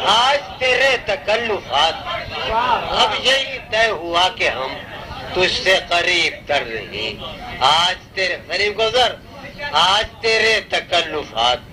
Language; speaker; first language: Urdu; native; Urdu